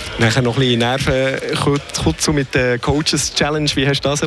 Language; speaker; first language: German; native; German